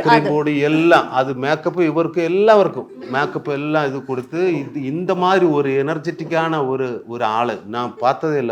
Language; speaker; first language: Tamil; non-native, learner; Malayalam